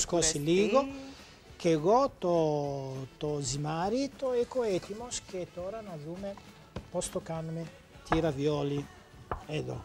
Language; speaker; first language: Greek; non-native, learner; Italian